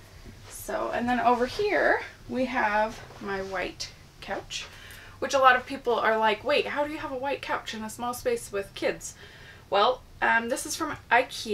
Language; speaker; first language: English; native; English